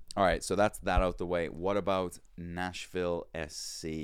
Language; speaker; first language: English; native; English